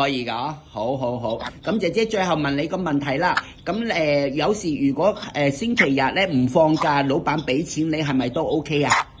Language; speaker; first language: Cantonese; native; Cantonese